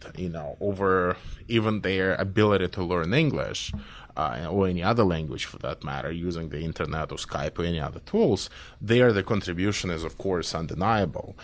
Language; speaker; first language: English; non-native, fluent; Belarusian